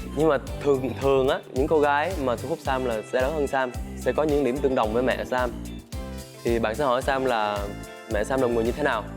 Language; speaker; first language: Vietnamese; early bilingual, heritage; Vietnamese